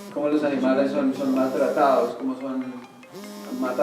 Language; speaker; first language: Spanish; native; Spanish